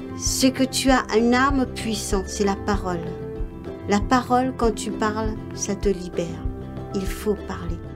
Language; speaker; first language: French; non-native, local second language; Morisyen